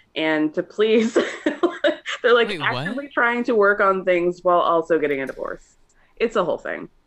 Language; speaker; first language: English; native; English